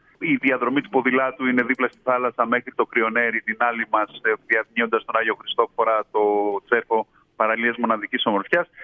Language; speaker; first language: Greek; native; Greek